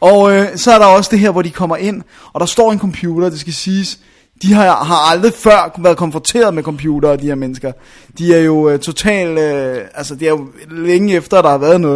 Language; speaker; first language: Danish; native; Danish